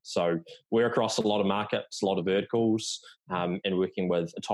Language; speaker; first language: English; native; English